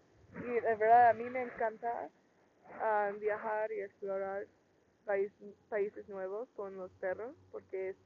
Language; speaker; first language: Spanish; non-native, learner; English